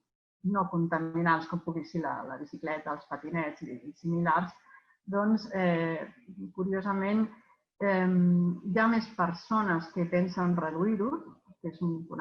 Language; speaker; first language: Catalan; native; Catalan